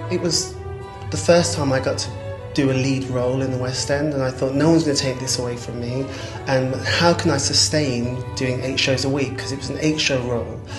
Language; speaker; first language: English; native; English